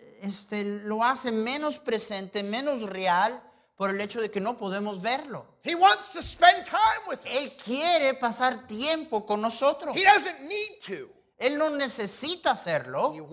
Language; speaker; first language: Spanish; non-native, fluent; English